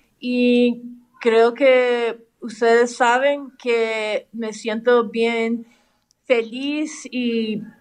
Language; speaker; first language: Spanish; early bilingual, heritage; English